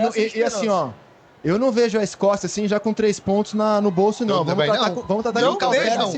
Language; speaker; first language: Portuguese; native; Portuguese